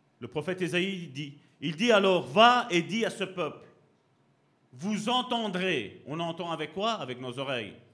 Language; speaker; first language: French; native; French